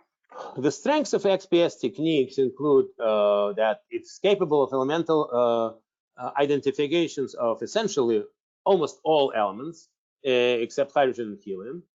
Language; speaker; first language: English; non-native, fluent; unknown